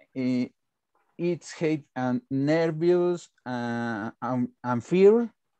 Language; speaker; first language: English; non-native, learner; Spanish